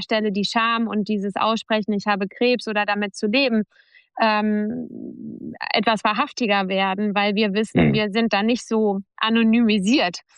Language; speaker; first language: German; native; German